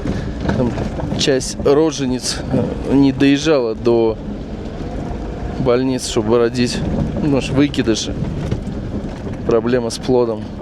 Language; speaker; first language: Russian; native; Russian